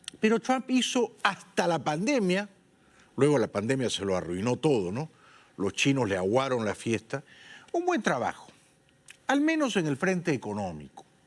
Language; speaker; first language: Spanish; native; Spanish